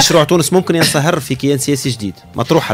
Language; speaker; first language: Arabic; native; Arabic